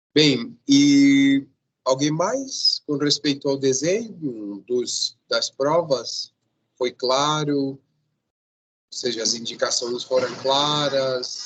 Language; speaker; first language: Portuguese; non-native, fluent; Spanish